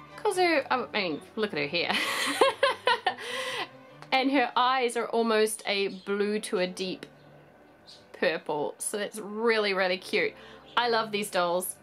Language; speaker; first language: English; native; English